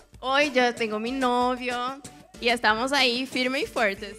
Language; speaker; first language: Spanish; non-native, local second language; Portuguese